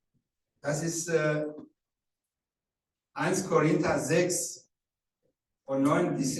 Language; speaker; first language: German; non-native, learner; Rundi